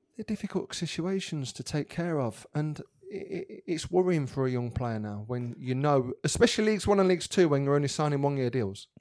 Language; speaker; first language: English; native; English